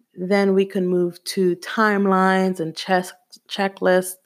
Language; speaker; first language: English; native; English